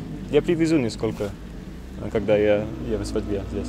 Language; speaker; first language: Russian; non-native, learner; English